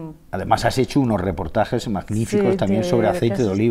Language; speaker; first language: Spanish; native; Spanish